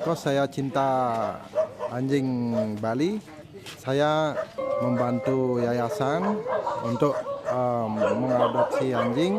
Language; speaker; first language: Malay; non-native, local second language; Balinese